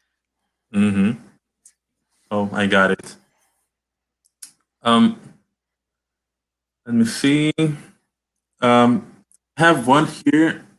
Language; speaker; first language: English; non-native, learner; Portuguese